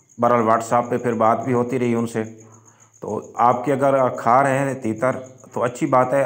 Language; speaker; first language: Urdu; non-native, local second language; Punjabi